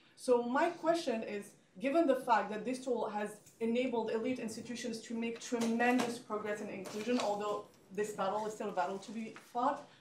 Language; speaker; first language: English; non-native, fluent; French